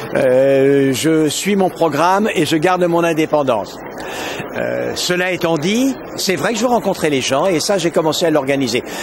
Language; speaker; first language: French; native; French